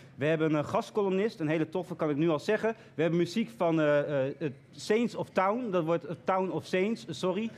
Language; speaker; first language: Dutch; native; Dutch